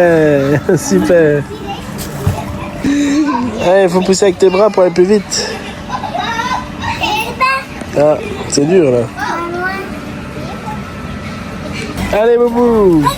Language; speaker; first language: French; native; French